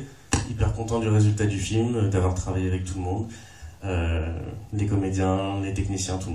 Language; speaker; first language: French; native; French